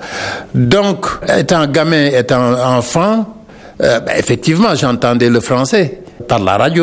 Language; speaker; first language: French; non-native, local second language; Wolof